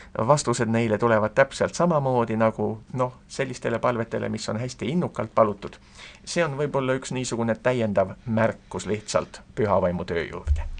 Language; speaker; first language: Estonian; native; Estonian